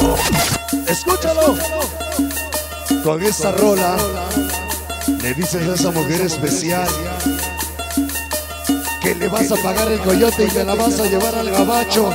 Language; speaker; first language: Spanish; native; Spanish